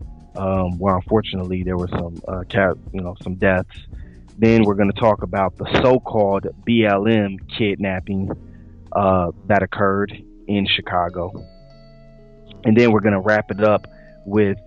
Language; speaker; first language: English; native; English